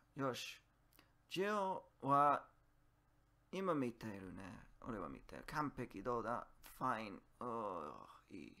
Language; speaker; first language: Japanese; non-native, learner; English